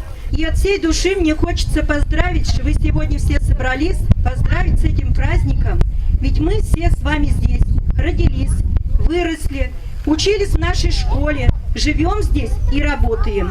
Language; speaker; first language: Russian; native; Russian